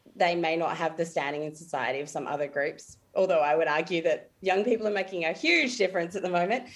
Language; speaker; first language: English; native; English